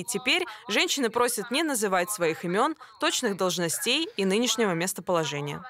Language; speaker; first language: Russian; native; Russian